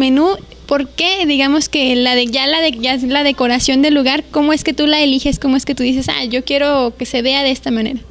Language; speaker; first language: Spanish; native; Spanish